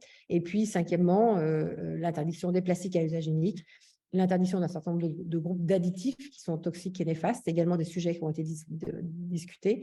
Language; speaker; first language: French; native; French